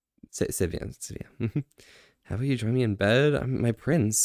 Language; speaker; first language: French; non-native, learner; English